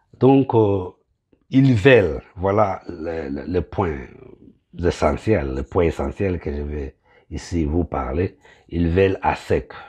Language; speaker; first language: French; non-native, local second language; Kinyarwanda